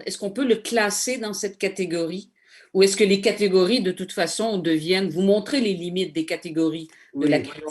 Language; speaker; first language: French; native; French